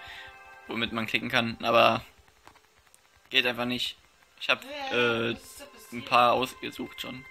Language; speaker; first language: German; native; German